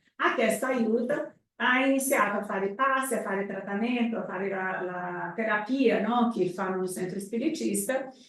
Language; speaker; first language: Italian; non-native, fluent; Portuguese